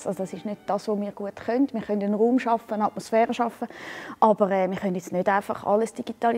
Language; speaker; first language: German; native; German